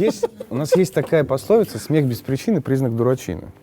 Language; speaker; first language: Russian; native; Russian